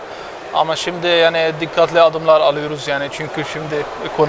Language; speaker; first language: Turkish; non-native, fluent; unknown